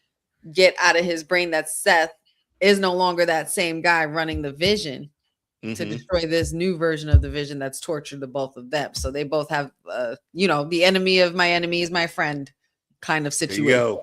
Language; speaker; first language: English; native; English